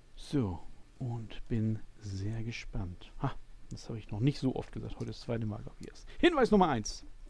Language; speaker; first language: German; native; German